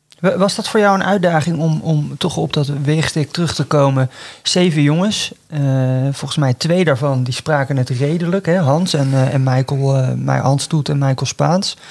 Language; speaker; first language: Dutch; native; Dutch